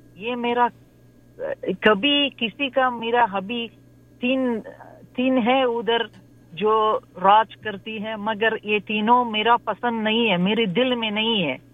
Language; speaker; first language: Urdu; non-native, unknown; Persian